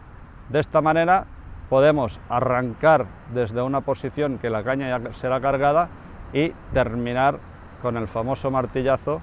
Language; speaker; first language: Spanish; native; Spanish